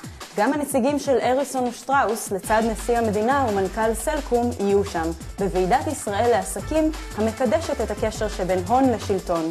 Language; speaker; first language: Hebrew; native; Hebrew